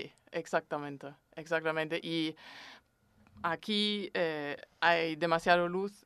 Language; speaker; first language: Spanish; non-native, fluent; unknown